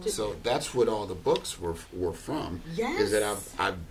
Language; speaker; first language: English; native; English